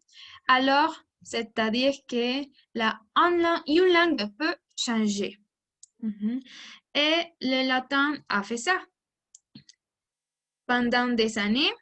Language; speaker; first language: French; non-native, learner; Spanish